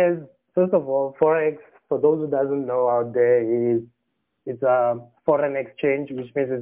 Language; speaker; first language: English; non-native, local second language; Tswana